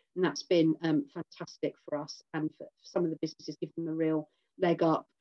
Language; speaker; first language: English; native; English